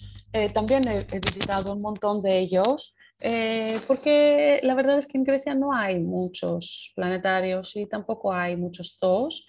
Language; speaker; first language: Spanish; non-native, fluent; Greek